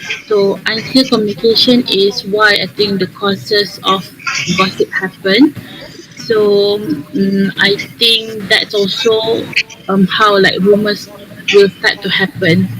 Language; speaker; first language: English; non-native, learner; Malay